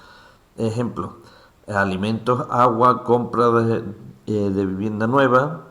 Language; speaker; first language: Spanish; native; Spanish